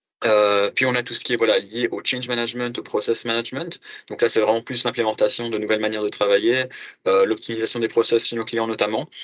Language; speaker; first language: French; native; French